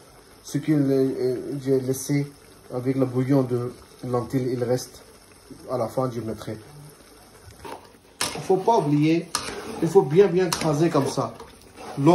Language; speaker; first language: French; non-native, learner; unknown